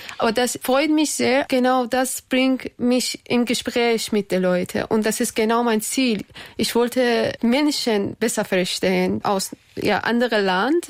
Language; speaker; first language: German; non-native, learner; Persian